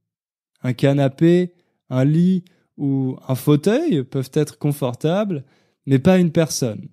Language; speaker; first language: French; native; French